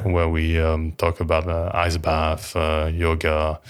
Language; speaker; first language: English; non-native, fluent; French